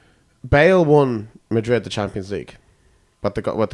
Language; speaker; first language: English; native; English